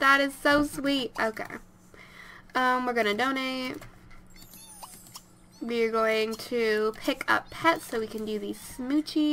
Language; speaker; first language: English; native; English